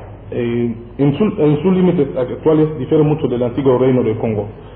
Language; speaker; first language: Spanish; non-native, fluent; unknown